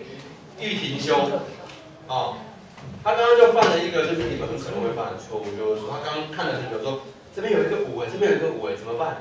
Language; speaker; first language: Chinese; native; Chinese